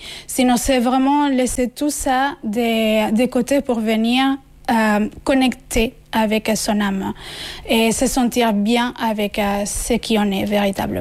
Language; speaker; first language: French; non-native, fluent; Spanish